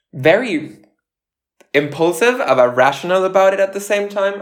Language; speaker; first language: English; early bilingual, other home language; Spanish